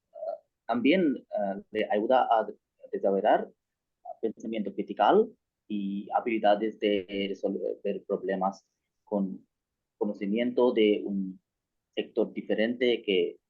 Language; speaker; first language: Spanish; non-native, learner; Bangla